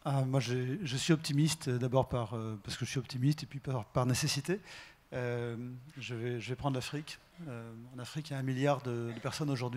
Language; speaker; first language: French; native; French